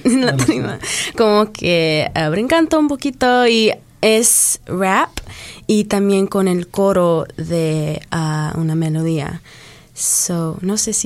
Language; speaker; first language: Spanish; early bilingual, heritage; English